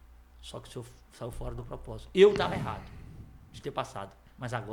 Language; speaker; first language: Portuguese; native; Portuguese